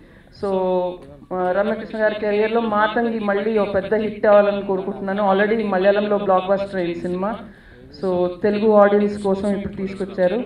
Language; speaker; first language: Telugu; native; Telugu